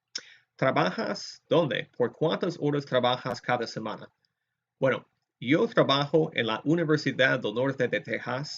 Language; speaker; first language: Spanish; non-native, fluent; English